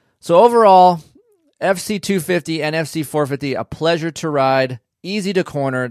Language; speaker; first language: English; native; English